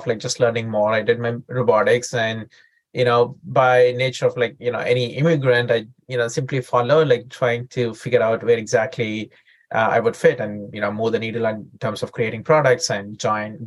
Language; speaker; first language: English; non-native, local second language; Telugu